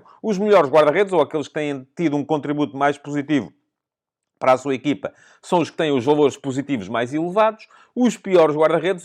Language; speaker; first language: Portuguese; native; Portuguese